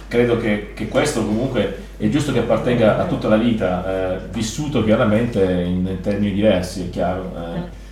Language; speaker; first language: Italian; native; Italian